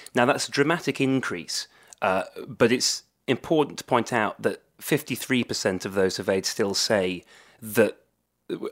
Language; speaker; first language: English; native; English